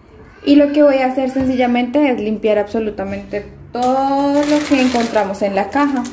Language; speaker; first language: Spanish; native; Spanish